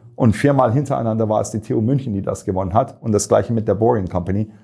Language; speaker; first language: German; non-native, fluent; Turkish